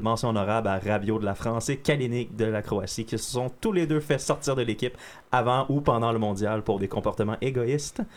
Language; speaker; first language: French; native; French